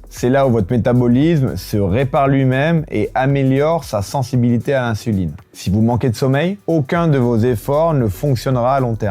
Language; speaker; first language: French; native; French